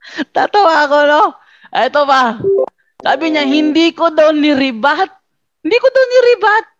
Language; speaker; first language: Filipino; native; Filipino